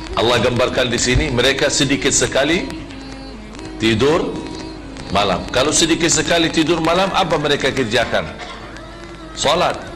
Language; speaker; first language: Malay; non-native, fluent; Arabic